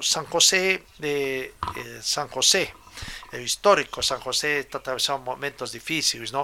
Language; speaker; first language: Spanish; native; Spanish